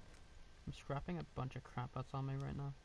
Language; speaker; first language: English; native; English